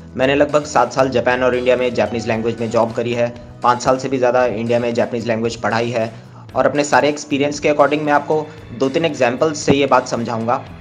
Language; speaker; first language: Hindi; native; Hindi